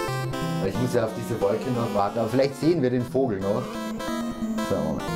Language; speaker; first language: German; native; German